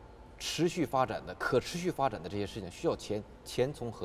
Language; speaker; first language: Chinese; native; Chinese